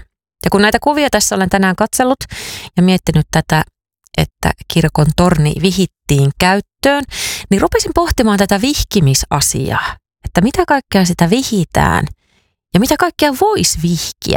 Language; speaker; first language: Finnish; native; Finnish